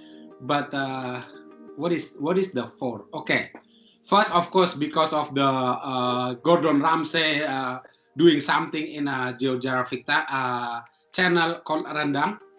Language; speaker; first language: English; non-native, fluent; Indonesian